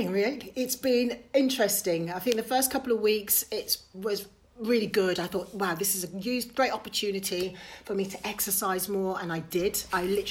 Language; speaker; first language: English; native; English